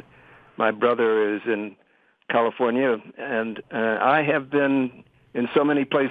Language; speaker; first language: English; native; English